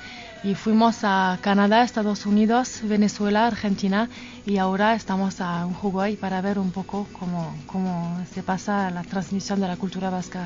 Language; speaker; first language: Spanish; non-native, fluent; French